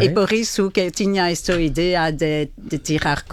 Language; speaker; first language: Portuguese; non-native, learner; French